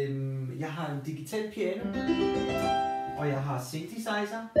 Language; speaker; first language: Danish; non-native, fluent; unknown